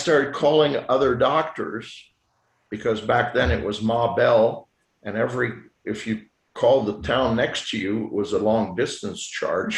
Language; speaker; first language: English; non-native, fluent; French